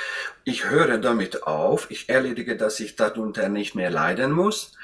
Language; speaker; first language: German; non-native, fluent; Hungarian